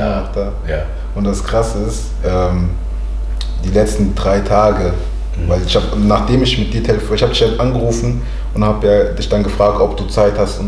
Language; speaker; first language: German; early bilingual, other home language; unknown